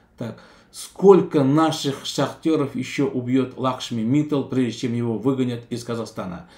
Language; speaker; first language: Russian; non-native, local second language; Kazakh